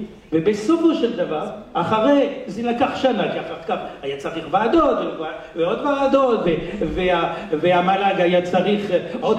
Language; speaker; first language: Hebrew; non-native, fluent; French